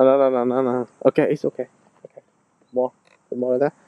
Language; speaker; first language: English; non-native, fluent; Vietnamese